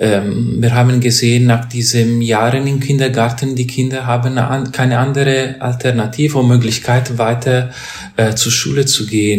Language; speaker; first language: German; non-native, fluent; Italian